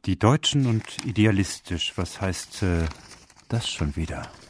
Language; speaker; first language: German; native; German